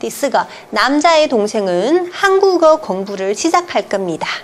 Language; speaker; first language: Korean; non-native, fluent; Chinese